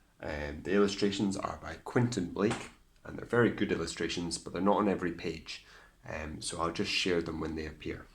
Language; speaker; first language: English; native; English